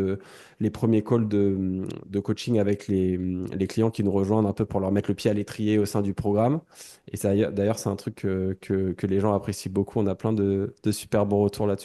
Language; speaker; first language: French; native; French